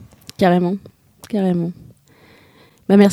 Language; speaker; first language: French; native; French